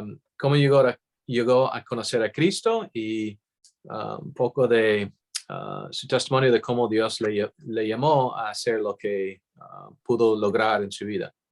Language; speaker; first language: Spanish; non-native, fluent; English